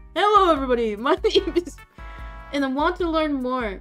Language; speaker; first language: English; native; English